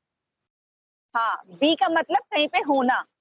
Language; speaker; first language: Hindi; native; Hindi